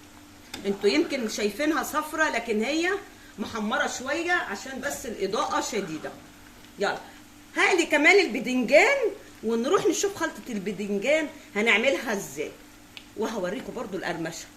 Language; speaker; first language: Arabic; native; Arabic